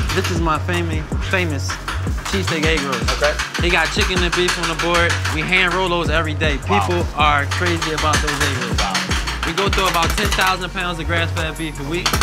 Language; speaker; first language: English; native; English